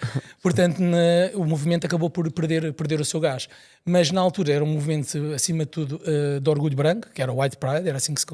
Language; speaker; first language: Portuguese; native; Portuguese